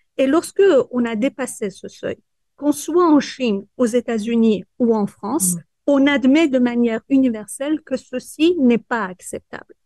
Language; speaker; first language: French; early bilingual, other home language; Persian